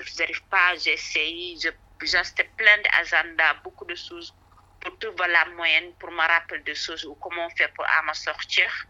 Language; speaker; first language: French; non-native, local second language; Wolof